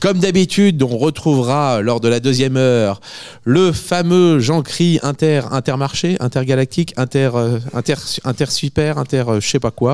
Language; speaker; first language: French; native; French